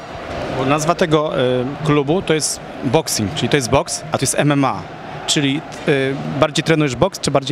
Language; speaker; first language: Polish; native; Polish